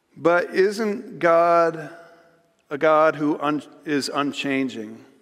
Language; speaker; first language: English; native; English